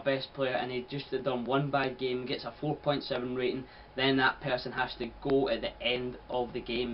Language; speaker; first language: English; native; English